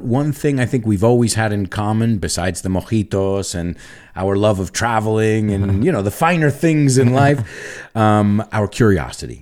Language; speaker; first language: English; native; English